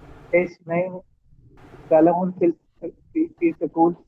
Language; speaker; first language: Arabic; non-native, learner; Urdu